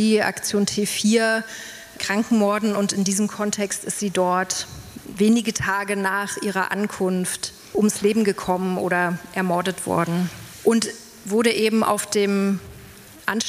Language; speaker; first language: German; native; German